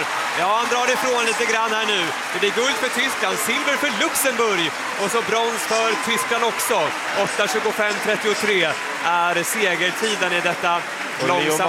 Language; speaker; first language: Swedish; native; Swedish